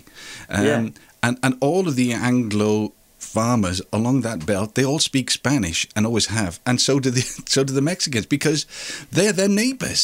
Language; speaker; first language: English; non-native, local second language; Welsh